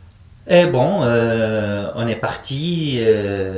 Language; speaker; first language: French; non-native, fluent; Arabic